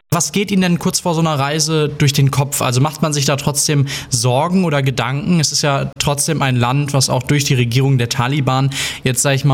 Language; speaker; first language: German; native; German